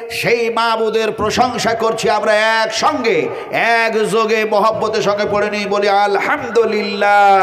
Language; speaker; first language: Bangla; non-native, local second language; Urdu